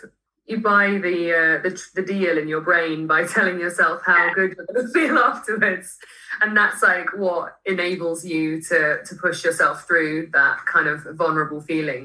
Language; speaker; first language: English; native; English